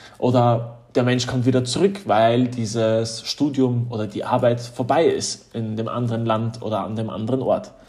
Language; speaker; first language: German; early bilingual, other home language; Polish